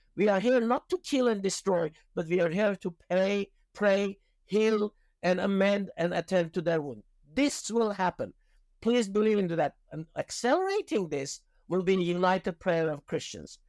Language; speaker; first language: English; non-native, fluent; Persian